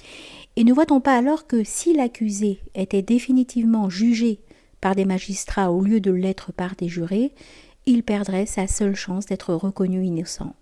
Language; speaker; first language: French; native; French